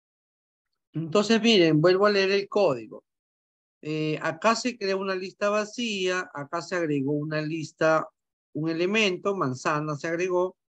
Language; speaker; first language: Spanish; native; Spanish